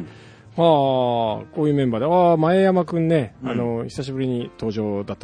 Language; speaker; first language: Japanese; native; Japanese